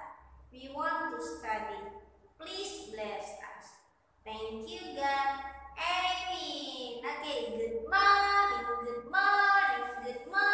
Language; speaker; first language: English; non-native, learner; Indonesian